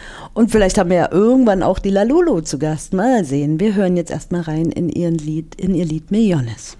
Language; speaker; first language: German; native; German